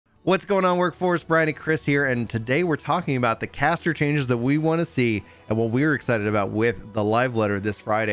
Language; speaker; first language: English; native; English